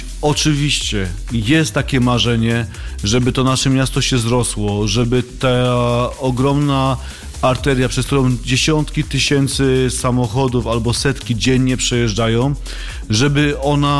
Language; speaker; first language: Polish; native; Polish